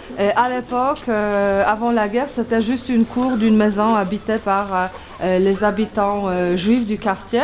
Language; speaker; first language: French; non-native, fluent; Polish